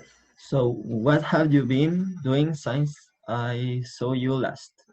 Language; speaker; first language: English; non-native, learner; Spanish